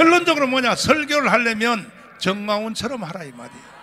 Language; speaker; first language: Korean; native; Korean